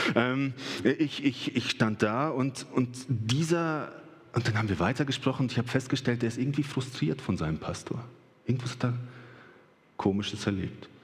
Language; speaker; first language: German; early bilingual, other home language; Russian